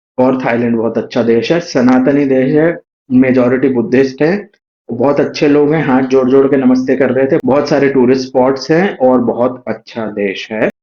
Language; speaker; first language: Hindi; native; Hindi